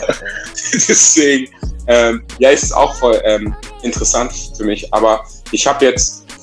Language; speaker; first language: German; native; German